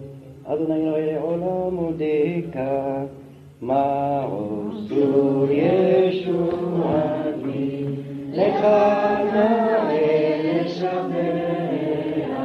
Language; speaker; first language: Hebrew; non-native, fluent; French